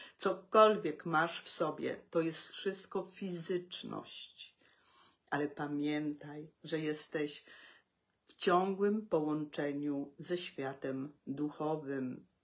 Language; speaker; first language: Polish; native; Polish